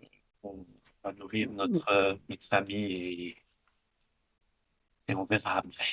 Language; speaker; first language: French; non-native, fluent; Dutch